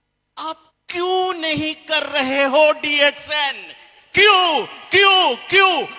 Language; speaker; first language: Hindi; non-native, fluent; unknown